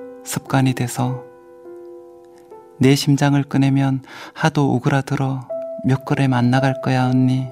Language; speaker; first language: Korean; native; Korean